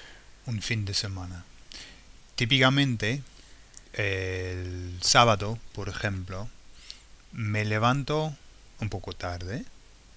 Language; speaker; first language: Spanish; non-native, fluent; English